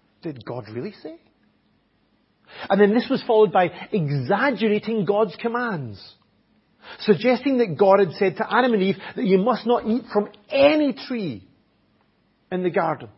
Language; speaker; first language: English; native; English